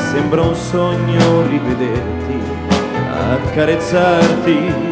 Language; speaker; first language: English; non-native, fluent; Italian